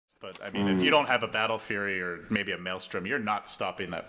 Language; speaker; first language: English; native; English